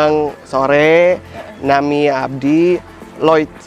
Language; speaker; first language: Sundanese; non-native, learner; Dutch